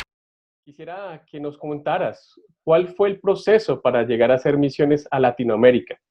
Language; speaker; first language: Spanish; native; Spanish